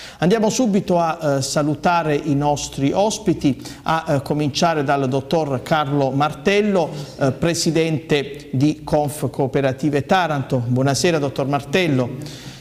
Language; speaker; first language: Italian; native; Italian